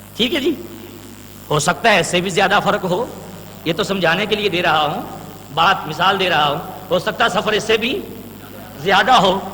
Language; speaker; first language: Urdu; non-native, local second language; Punjabi